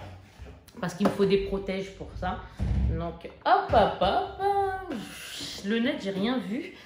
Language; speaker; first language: French; native; French